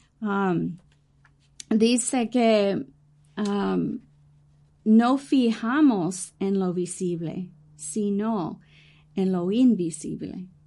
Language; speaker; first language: Spanish; early bilingual, heritage; English